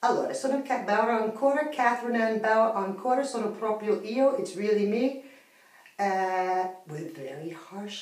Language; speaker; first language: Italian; non-native, learner; English